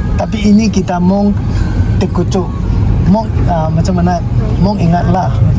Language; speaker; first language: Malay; non-native, learner; Tedim Chin